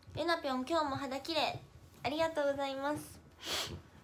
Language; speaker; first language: Japanese; native; Japanese